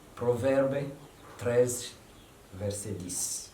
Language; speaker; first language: French; non-native, local second language; Swahili